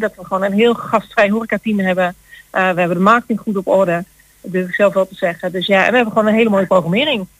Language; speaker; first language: Dutch; native; Dutch